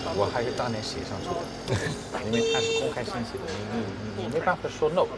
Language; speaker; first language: Chinese; non-native, fluent; English